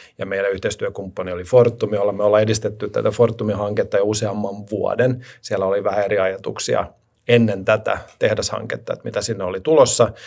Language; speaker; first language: Finnish; non-native, local second language; Swedish